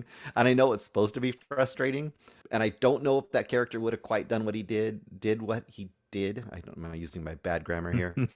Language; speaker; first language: English; native; English